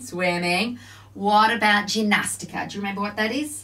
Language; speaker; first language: English; native; English